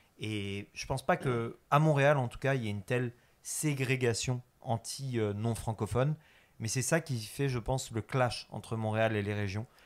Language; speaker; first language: French; native; French